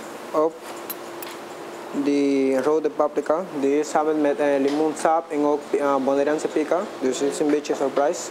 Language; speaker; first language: Dutch; non-native, learner; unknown